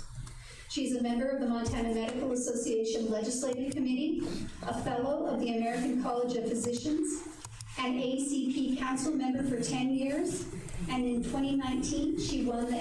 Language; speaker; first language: English; native; English